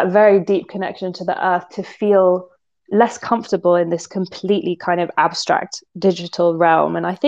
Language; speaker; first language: English; native; English